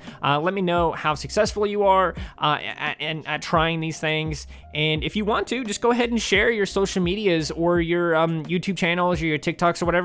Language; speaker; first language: English; native; English